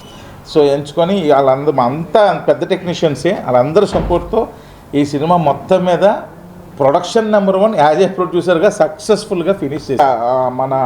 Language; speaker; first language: Telugu; native; Telugu